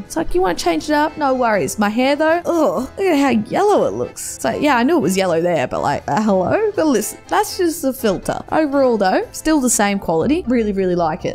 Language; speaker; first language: English; native; English